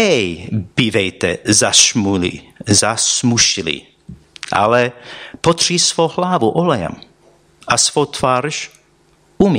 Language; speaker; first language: Czech; non-native, fluent; English